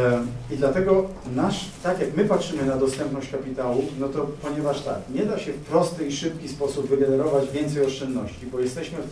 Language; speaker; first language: Polish; native; Polish